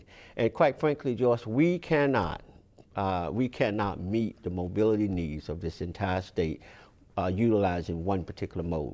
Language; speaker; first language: English; native; English